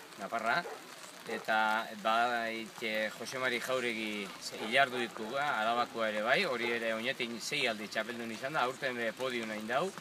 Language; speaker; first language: Basque; native; Basque